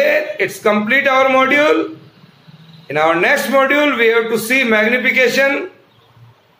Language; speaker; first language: English; non-native, local second language; Hindi